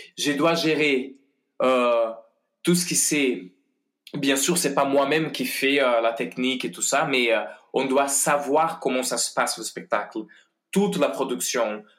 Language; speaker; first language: French; non-native, fluent; Portuguese